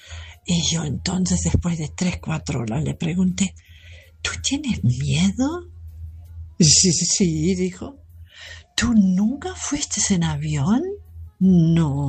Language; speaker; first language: Spanish; non-native, fluent; German